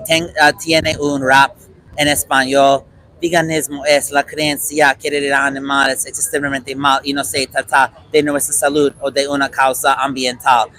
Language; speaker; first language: Spanish; non-native, learner; English